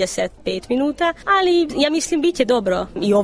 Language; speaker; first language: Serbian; non-native, local second language; Hungarian